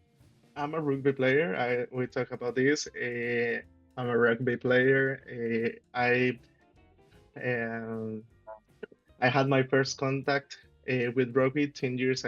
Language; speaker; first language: English; non-native, learner; Spanish